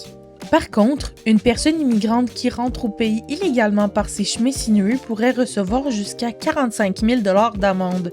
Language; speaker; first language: French; native; French